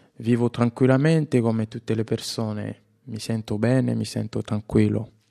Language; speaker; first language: Italian; non-native, fluent; Lingala